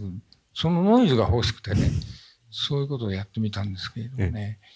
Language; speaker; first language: Japanese; native; Japanese